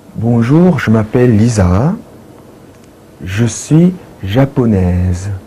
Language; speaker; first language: French; non-native, fluent; Korean